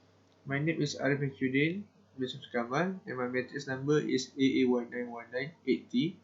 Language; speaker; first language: English; non-native, local second language; Malay